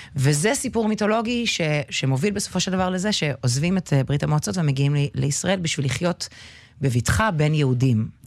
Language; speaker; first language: Hebrew; early bilingual, other home language; Russian